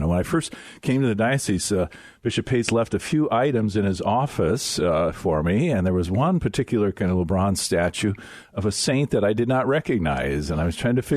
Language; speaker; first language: English; native; English